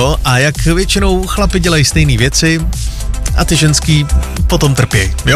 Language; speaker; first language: Czech; native; Czech